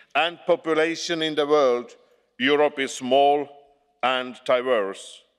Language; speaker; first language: English; non-native, fluent; Estonian